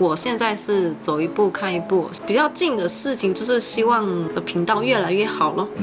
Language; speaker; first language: Chinese; native; Chinese